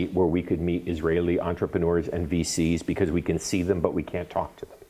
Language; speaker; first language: English; native; English